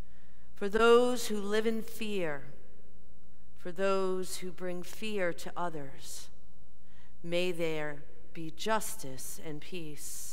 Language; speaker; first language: English; native; English